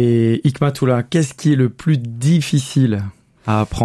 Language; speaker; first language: French; native; French